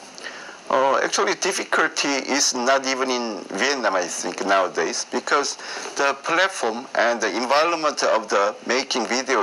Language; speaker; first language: English; non-native, learner; Korean